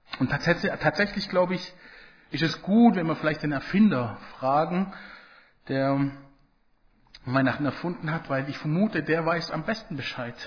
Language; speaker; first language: German; early bilingual, other home language; Italian